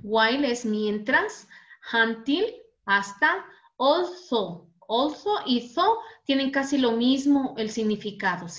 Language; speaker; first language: Spanish; native; Spanish